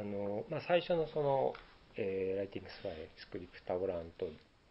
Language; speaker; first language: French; non-native, learner; Japanese